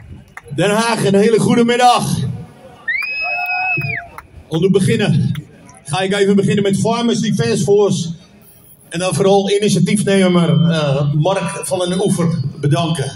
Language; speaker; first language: Dutch; native; Dutch